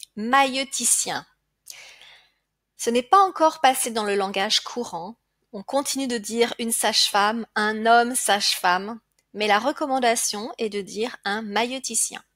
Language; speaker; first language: French; native; French